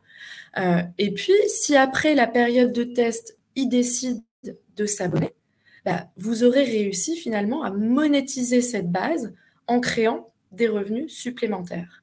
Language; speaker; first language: French; native; French